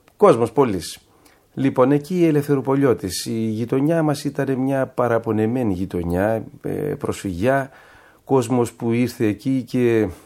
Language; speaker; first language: Greek; native; Greek